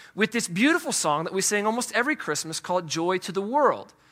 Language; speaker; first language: English; native; English